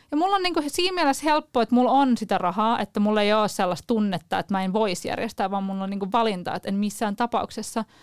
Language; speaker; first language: Finnish; native; Finnish